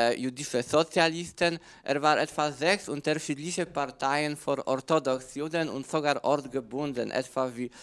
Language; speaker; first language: German; non-native, learner; Polish